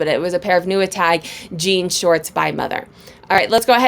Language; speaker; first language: English; native; English